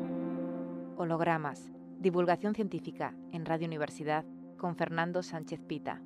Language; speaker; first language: Spanish; native; Spanish